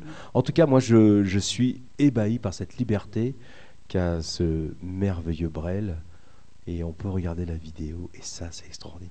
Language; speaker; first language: French; native; French